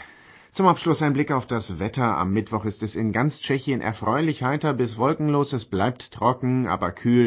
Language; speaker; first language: German; native; German